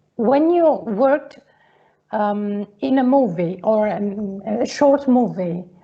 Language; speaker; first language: English; non-native, fluent; Italian